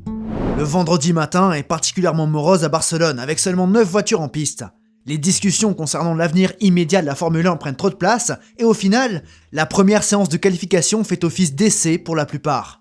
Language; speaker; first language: French; native; French